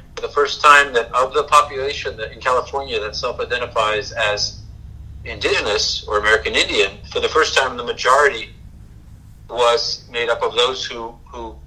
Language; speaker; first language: English; native; English